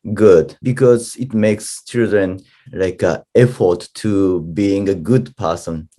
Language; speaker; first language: English; non-native, learner; Japanese